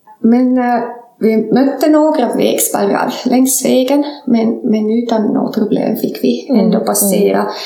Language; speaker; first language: Swedish; non-native, fluent; Estonian